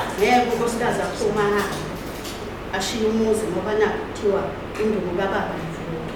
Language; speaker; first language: Zulu; non-native, local second language; Xhosa